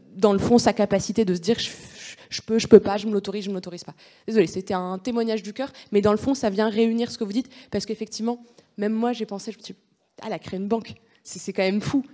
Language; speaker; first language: French; native; French